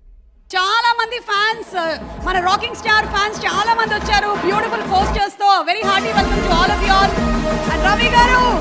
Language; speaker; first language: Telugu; native; Telugu